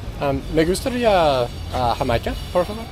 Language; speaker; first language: Spanish; non-native, learner; English